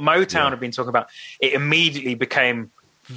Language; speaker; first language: English; native; English